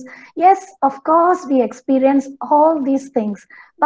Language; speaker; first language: English; non-native, local second language; Malayalam